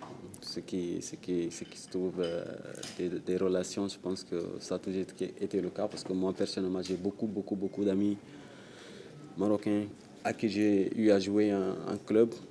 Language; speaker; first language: French; non-native, local second language; Wolof